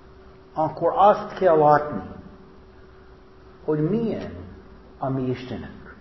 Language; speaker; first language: Hungarian; non-native, fluent; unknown